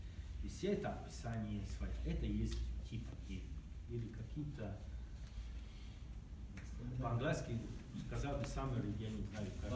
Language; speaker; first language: Russian; non-native, learner; Hungarian